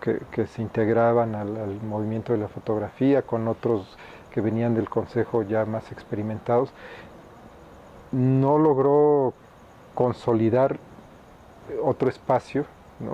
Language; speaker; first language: Spanish; native; Spanish